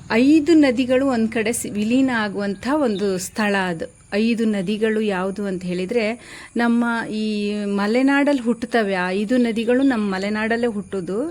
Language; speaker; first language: Kannada; native; Kannada